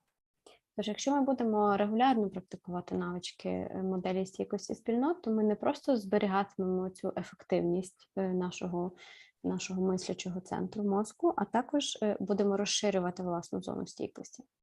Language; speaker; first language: Ukrainian; native; Ukrainian